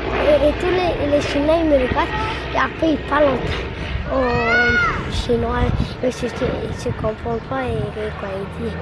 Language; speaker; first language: French; early bilingual, heritage; French